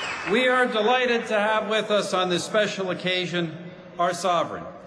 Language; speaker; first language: English; native; English